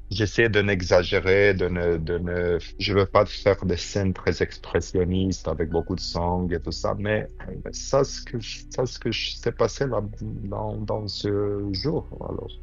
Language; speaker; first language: French; non-native, fluent; Romanian